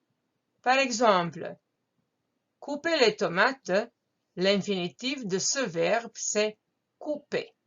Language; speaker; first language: French; non-native, fluent; Croatian